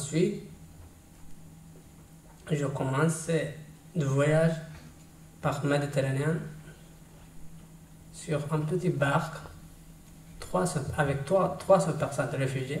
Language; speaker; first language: French; non-native, learner; Tigrinya